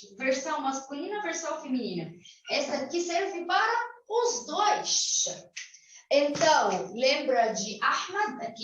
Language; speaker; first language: Portuguese; non-native, fluent; Arabic